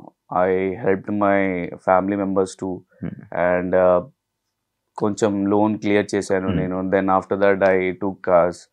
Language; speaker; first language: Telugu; non-native, learner; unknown